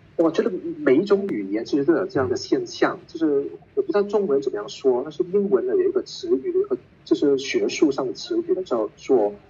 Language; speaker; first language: Chinese; non-native, local second language; Cantonese